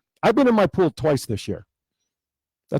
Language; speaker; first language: English; native; English